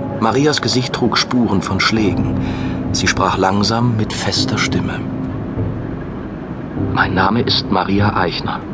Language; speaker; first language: German; native; German